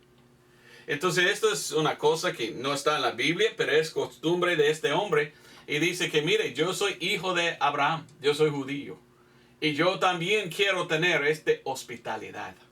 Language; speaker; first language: Spanish; non-native, fluent; English